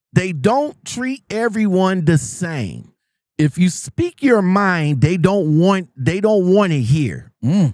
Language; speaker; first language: English; native; English